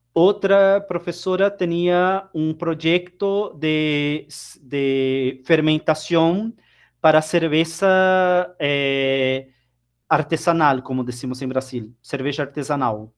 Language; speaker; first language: Spanish; non-native, fluent; Portuguese